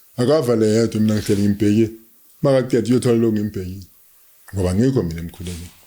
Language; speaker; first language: Zulu; native; Zulu